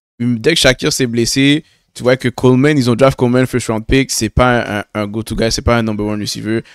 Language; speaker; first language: French; native; French